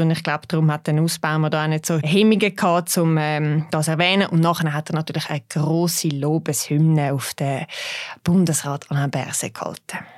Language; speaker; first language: German; native; German